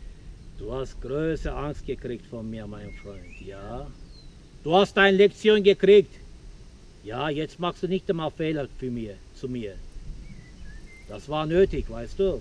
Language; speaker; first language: German; non-native, fluent; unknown